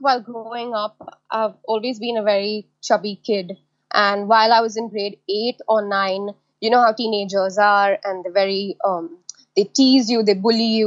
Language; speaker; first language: English; non-native, local second language; Hindi